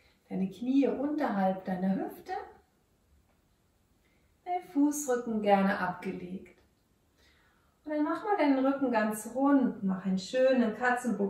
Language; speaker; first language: German; native; German